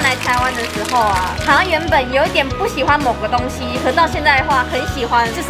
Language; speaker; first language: Chinese; native; Chinese